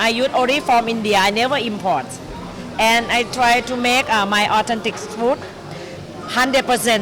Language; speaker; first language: English; non-native, learner; Thai